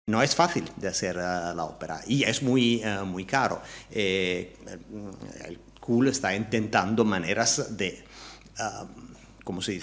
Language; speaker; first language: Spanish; non-native, learner; Italian